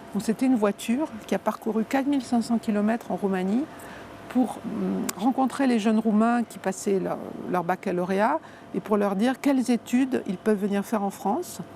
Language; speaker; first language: French; native; French